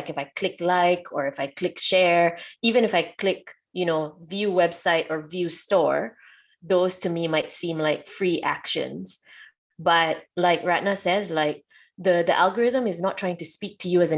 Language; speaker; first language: English; non-native, local second language; Malay